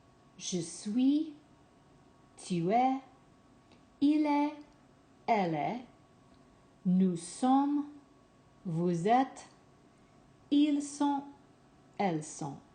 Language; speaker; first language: French; non-native, fluent; English